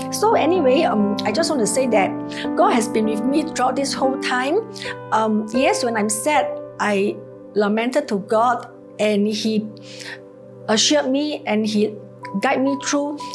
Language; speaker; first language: English; non-native, local second language; Cantonese